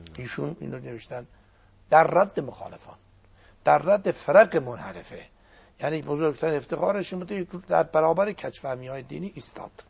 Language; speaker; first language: Persian; non-native, local second language; Azerbaijani